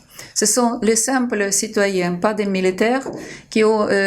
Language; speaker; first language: French; non-native, fluent; Ukrainian